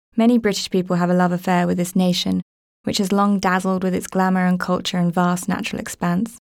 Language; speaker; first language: English; native; English